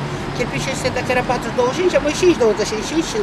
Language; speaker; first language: Romanian; native; Romanian